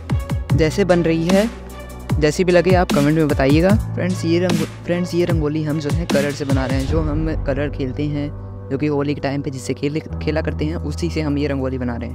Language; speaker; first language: Hindi; native; Hindi